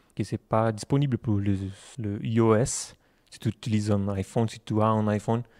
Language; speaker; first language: French; non-native, learner; Portuguese